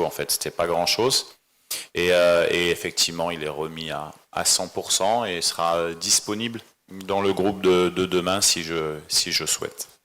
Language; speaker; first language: French; native; French